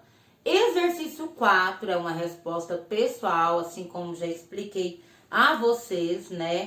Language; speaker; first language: Portuguese; native; Portuguese